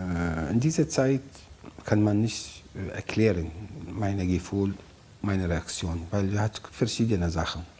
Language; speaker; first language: German; non-native, learner; Arabic